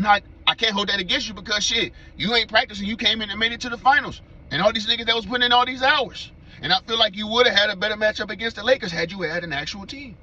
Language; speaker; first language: English; native; English